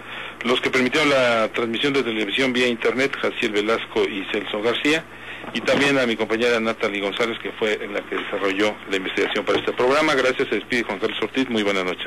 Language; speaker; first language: Spanish; native; Spanish